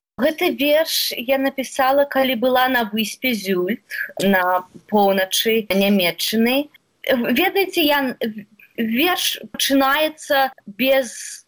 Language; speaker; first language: Belarusian; native; Belarusian